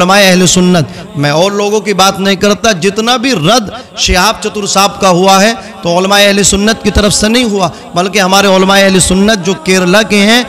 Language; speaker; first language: Hindi; native; Hindi